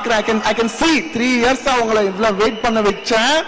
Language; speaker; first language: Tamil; non-native, local second language; Telugu